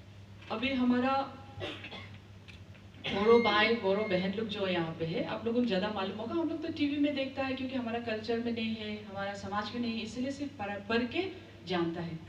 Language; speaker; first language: Hindi; non-native, local second language; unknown